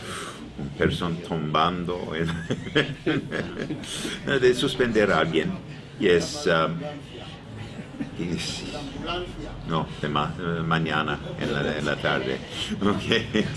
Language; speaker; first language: Spanish; non-native, learner; English